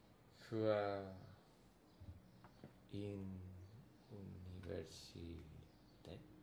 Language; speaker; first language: German; non-native, learner; Spanish